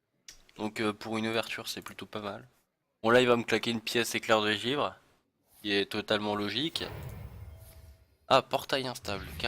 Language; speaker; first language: French; native; French